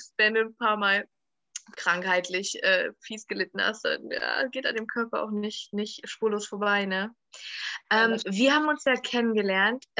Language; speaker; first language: German; native; German